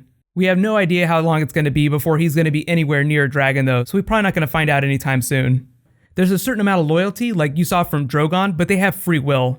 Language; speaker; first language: English; native; English